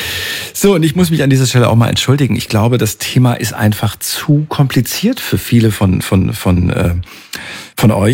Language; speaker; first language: German; native; German